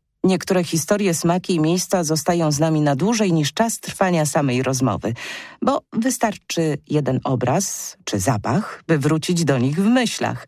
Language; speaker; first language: Polish; native; Polish